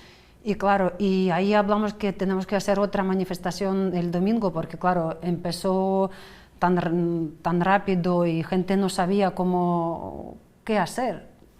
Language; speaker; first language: Spanish; non-native, fluent; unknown